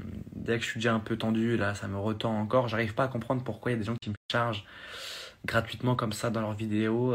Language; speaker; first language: French; native; French